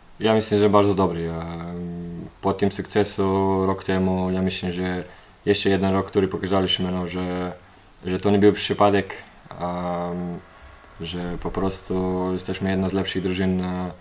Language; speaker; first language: Polish; non-native, learner; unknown